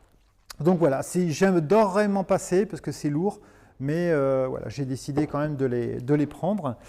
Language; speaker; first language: French; native; French